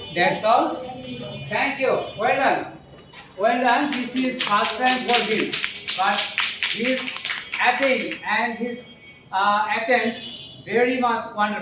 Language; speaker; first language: English; non-native, learner; Bangla